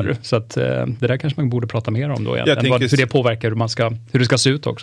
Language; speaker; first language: Swedish; native; Swedish